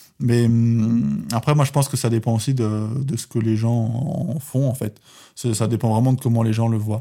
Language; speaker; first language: French; native; French